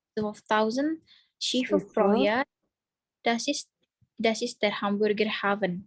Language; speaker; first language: German; non-native, learner; Indonesian